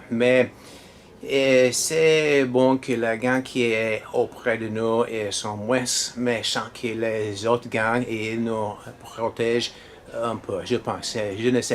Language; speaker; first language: French; non-native, learner; English